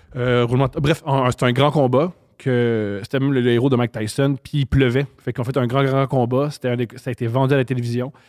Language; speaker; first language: French; native; French